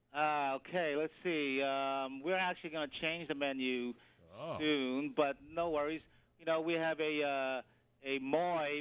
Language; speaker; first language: English; native; English